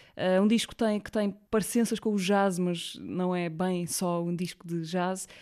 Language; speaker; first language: Portuguese; native; Portuguese